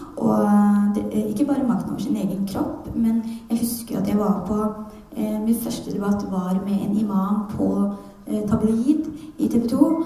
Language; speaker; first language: Norwegian; early bilingual, other home language; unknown